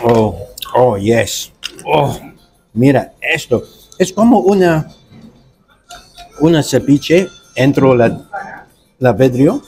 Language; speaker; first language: Spanish; non-native, learner; English